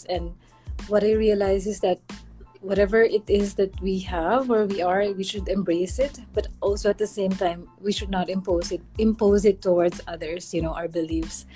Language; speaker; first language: English; non-native, local second language; Filipino